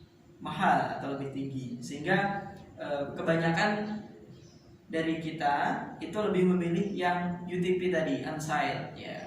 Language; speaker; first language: Indonesian; native; Indonesian